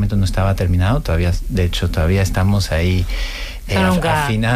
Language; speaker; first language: Spanish; non-native, fluent; Portuguese